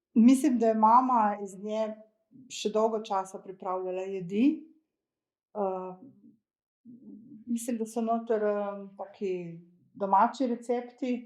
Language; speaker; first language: Slovenian; early bilingual, other home language; Croatian